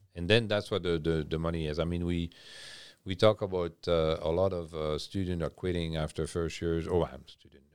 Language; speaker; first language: English; non-native, fluent; French